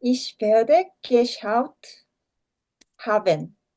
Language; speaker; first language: German; non-native, learner; Korean